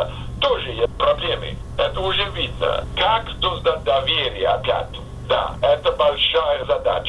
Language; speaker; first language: Russian; non-native, fluent; English